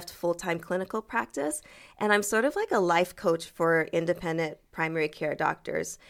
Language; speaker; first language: English; early bilingual, other home language; French